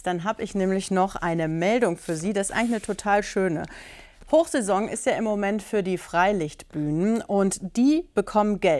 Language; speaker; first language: German; native; German